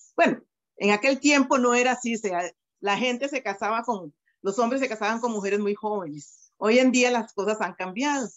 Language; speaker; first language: Spanish; native; Spanish